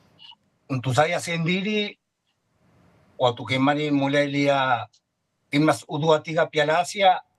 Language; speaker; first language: Indonesian; non-native, fluent; Spanish